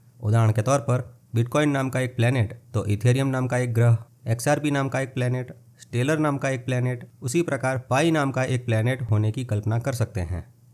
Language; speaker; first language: Hindi; non-native, local second language; Gujarati